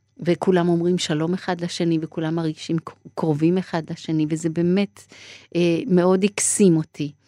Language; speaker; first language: Hebrew; early bilingual, other home language; Persian